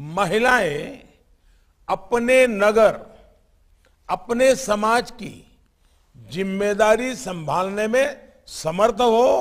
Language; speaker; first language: Hindi; non-native, local second language; Gujarati